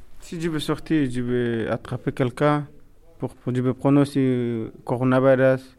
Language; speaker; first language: French; non-native, learner; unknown